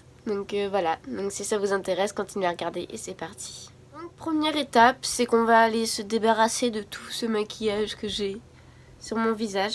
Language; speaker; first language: French; native; French